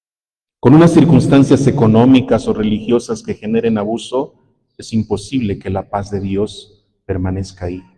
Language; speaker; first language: Spanish; native; Spanish